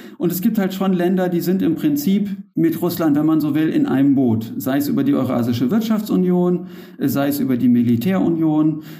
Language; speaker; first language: German; native; German